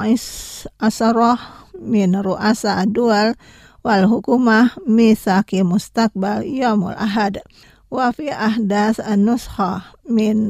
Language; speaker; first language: Arabic; non-native, fluent; Indonesian